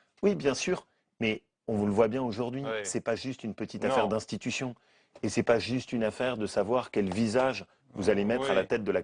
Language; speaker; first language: French; native; French